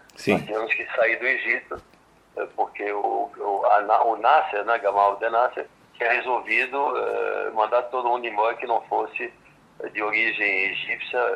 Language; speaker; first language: Portuguese; early bilingual, other home language; French